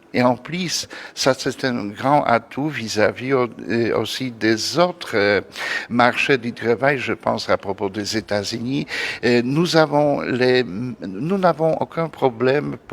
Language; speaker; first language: French; non-native, fluent; Polish